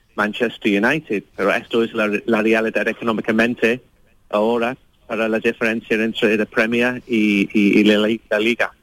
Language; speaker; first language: Spanish; non-native, fluent; English